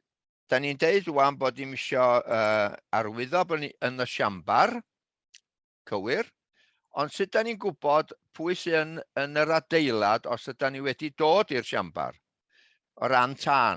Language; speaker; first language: Welsh; native; Welsh